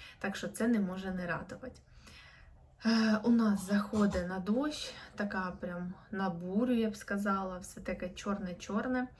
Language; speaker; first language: Ukrainian; native; Ukrainian